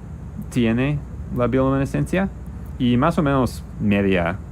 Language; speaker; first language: Spanish; non-native, learner; English